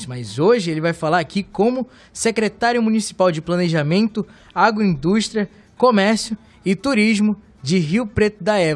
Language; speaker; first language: Portuguese; native; Portuguese